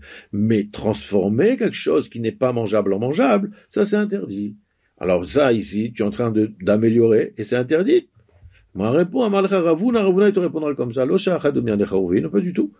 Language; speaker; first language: French; native; French